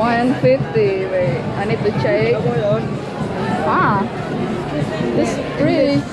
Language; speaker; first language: English; non-native, learner; Indonesian